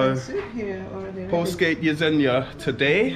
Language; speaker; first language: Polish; non-native, learner; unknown